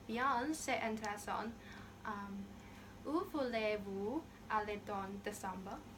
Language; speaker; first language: French; non-native, learner; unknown